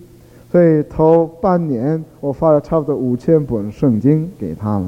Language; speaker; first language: Chinese; non-native, fluent; Korean